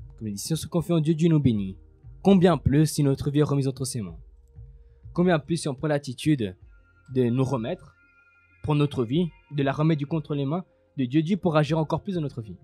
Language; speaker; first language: French; native; French